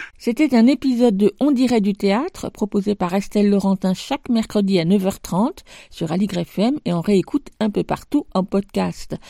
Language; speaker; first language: French; native; French